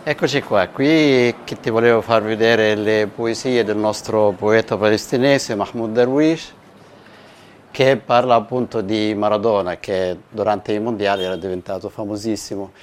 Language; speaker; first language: Italian; non-native, fluent; Arabic